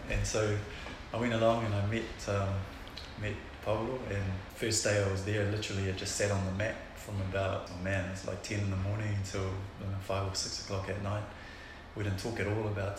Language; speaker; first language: English; non-native, local second language; Tongan